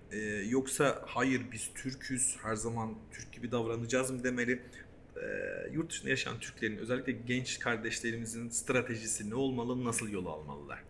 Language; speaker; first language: Turkish; early bilingual, heritage; Turkish